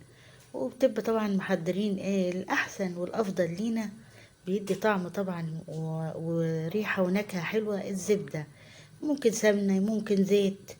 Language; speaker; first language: Arabic; native; Arabic